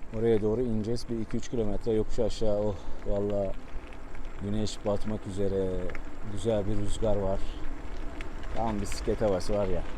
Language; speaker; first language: Turkish; native; Turkish